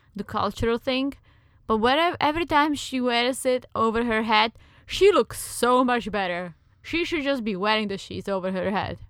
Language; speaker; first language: English; non-native, fluent; Czech